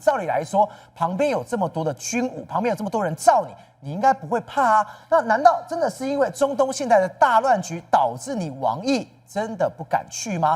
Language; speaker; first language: Chinese; native; Chinese